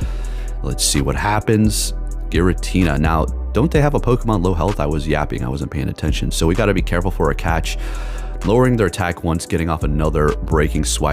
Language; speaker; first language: English; native; English